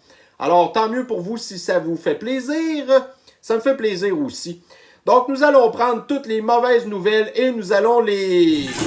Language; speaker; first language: French; native; French